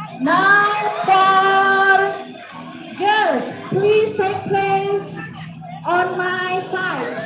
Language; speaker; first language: English; non-native, learner; Indonesian